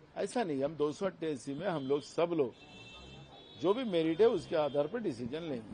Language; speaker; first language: Hindi; non-native, local second language; Marathi